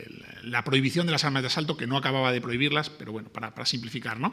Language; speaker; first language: Spanish; native; Spanish